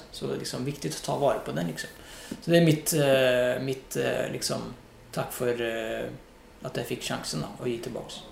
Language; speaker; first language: Swedish; non-native, fluent; Riffian